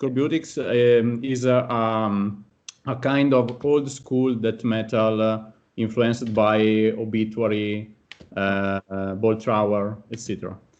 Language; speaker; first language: English; non-native, fluent; Italian